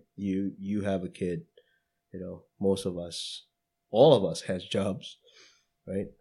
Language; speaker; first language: English; non-native, fluent; Indonesian